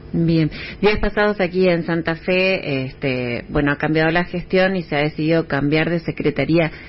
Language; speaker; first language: Spanish; native; Spanish